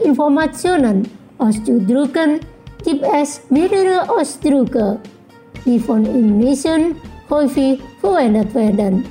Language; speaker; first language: German; non-native, fluent; Indonesian